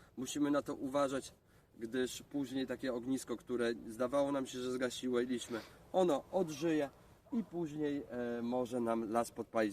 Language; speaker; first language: Polish; native; Polish